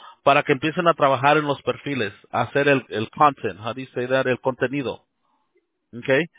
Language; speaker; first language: Spanish; early bilingual, heritage; Spanish